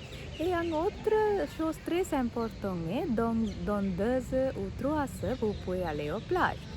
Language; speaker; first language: French; non-native, learner; Sinhala